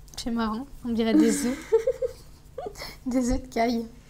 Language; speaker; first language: French; native; French